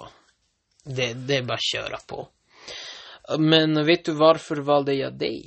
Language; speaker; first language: Swedish; non-native, local second language; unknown